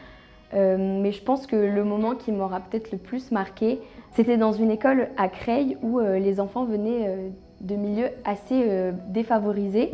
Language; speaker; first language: French; non-native, local second language; Arabic